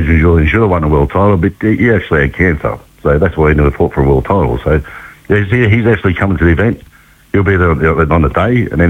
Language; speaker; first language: English; native; English